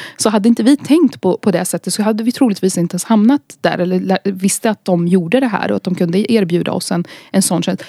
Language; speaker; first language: Swedish; early bilingual, other home language; Arabic